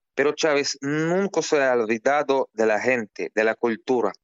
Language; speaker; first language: Spanish; non-native, fluent; Russian